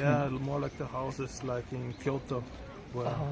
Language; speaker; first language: English; non-native, fluent; German